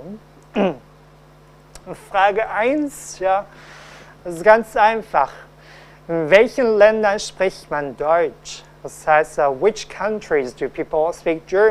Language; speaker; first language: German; non-native, fluent; Cantonese